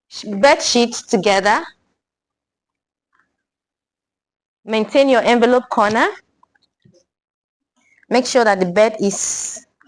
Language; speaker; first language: English; non-native, local second language; Igbo